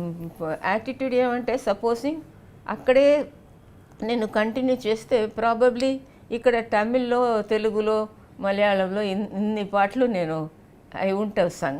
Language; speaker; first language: Telugu; non-native, local second language; Tamil